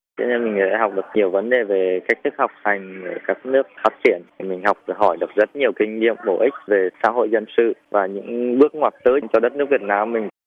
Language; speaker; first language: Vietnamese; native; Vietnamese